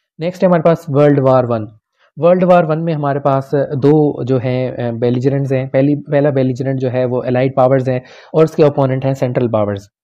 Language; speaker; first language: Urdu; non-native, local second language; Punjabi